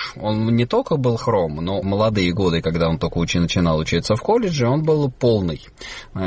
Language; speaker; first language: Russian; native; Russian